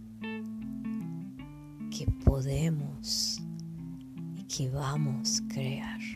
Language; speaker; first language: Spanish; non-native, fluent; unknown